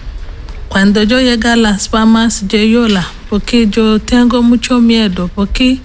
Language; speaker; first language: Spanish; non-native, learner; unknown